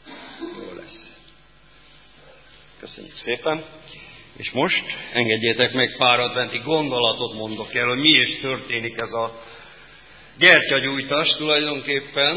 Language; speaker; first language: Hungarian; native; Hungarian